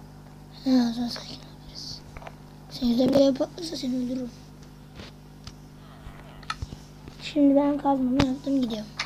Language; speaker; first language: Turkish; native; Turkish